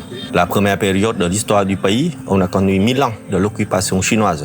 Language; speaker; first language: French; non-native, fluent; Vietnamese